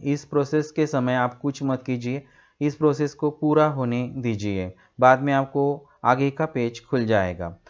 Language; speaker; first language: Hindi; non-native, local second language; Marathi